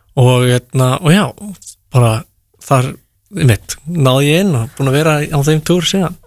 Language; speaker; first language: Icelandic; native; Icelandic